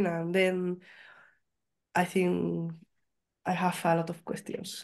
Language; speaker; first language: English; non-native, learner; Spanish